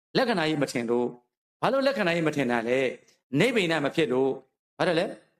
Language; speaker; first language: Burmese; native; Burmese